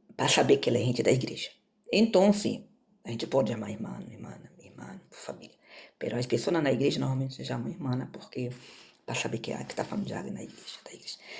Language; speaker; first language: Portuguese; native; Portuguese